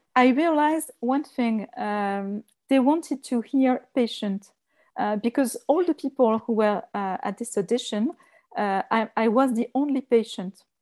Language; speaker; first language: English; non-native, learner; French